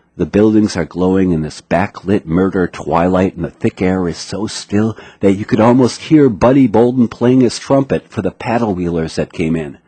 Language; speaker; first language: English; native; English